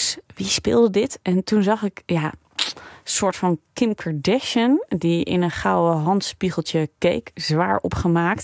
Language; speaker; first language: Dutch; native; Dutch